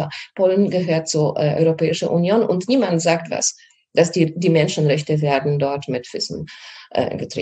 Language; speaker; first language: German; non-native, fluent; Polish